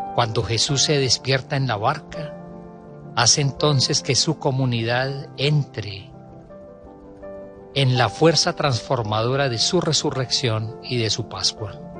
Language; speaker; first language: Spanish; native; Spanish